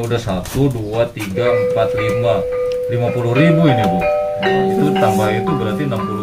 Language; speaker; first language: Indonesian; native; Indonesian